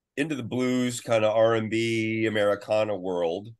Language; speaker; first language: English; native; English